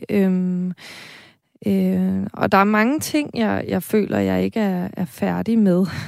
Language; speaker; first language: Danish; native; Danish